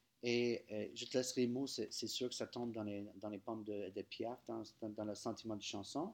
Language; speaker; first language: French; non-native, local second language; English